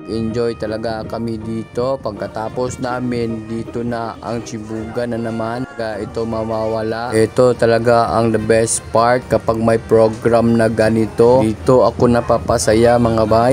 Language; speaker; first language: Filipino; non-native, local second language; Cebuano